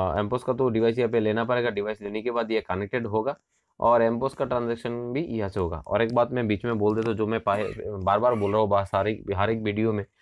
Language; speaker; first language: Hindi; non-native, local second language; Bangla